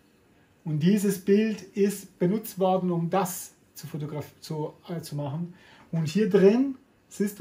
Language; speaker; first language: German; non-native, fluent; Italian